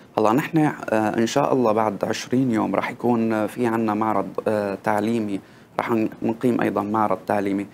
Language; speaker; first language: Arabic; native; Arabic